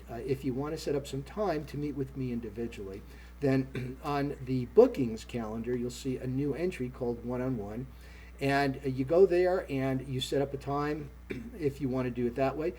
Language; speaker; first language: English; native; English